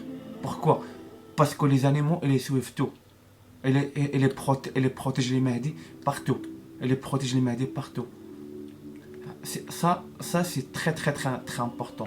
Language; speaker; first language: French; non-native, learner; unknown